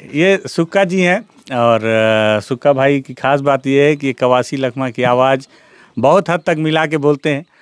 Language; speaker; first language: Hindi; native; Hindi